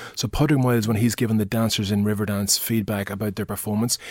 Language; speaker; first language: English; native; English